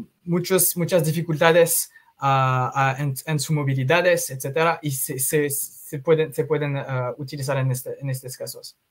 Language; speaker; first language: Spanish; non-native, fluent; French